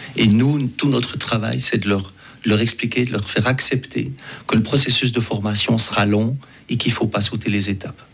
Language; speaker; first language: French; native; French